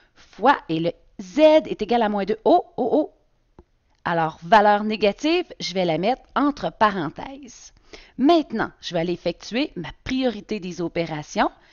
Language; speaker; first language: French; native; French